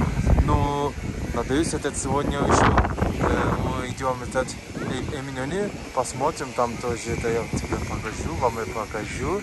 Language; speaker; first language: Russian; non-native, learner; Turkish